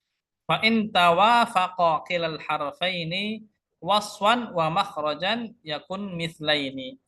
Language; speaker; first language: Arabic; non-native, fluent; Indonesian